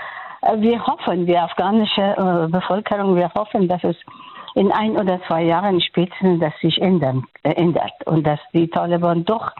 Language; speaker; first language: German; non-native, fluent; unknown